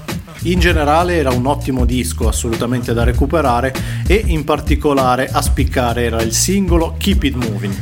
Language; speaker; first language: Italian; native; Italian